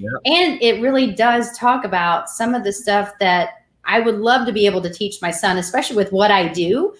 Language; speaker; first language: English; native; English